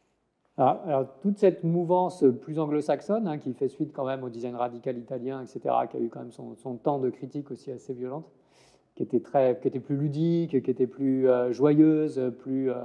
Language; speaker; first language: French; native; French